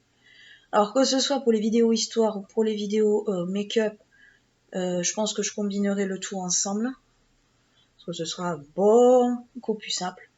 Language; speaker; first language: French; native; French